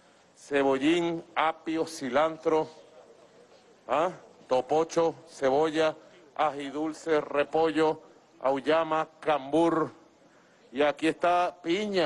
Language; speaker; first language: Spanish; native; Spanish